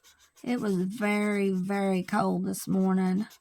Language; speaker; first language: English; native; English